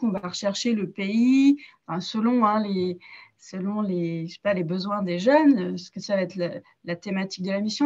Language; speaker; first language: French; native; French